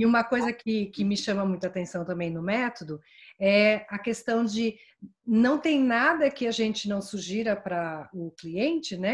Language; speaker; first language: Portuguese; native; Portuguese